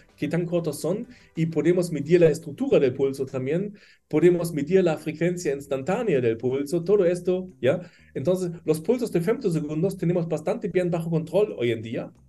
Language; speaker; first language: Spanish; non-native, fluent; German